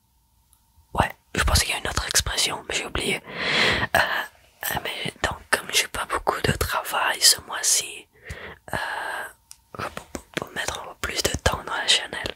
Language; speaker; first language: French; early bilingual, heritage; French